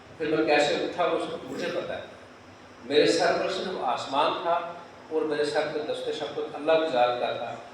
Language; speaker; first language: Urdu; native; Urdu